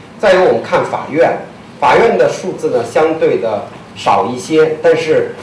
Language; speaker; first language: Chinese; native; Chinese